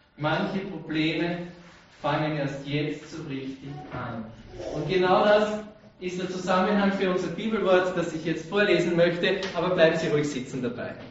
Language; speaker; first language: German; native; German